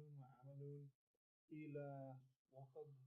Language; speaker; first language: Arabic; non-native, learner; English